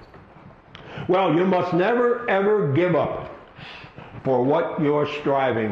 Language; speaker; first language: English; native; English